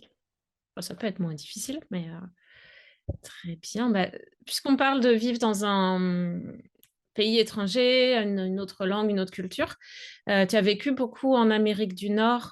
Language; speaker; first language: French; native; French